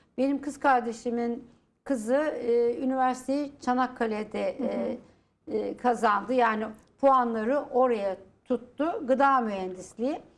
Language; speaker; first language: Turkish; native; Turkish